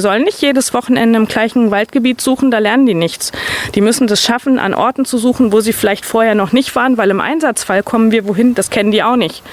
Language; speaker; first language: German; native; German